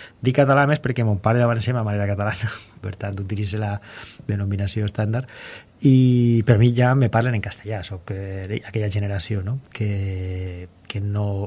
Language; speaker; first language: Catalan; non-native, local second language; Spanish